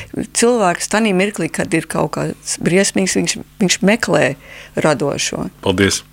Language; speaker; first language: Latvian; early bilingual, heritage; Latvian